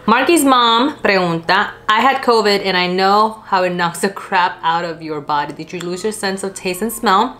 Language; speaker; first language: English; early bilingual, other home language; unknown